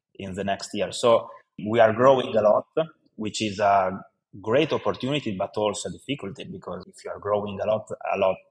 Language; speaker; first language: English; non-native, fluent; Italian